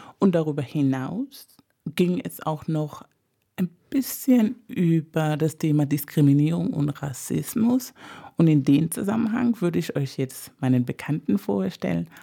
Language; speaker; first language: German; non-native, fluent; Spanish